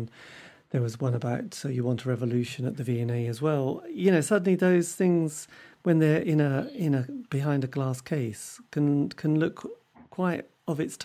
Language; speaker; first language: English; native; English